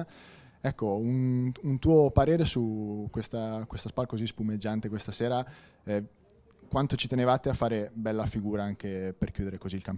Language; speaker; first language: Italian; native; Italian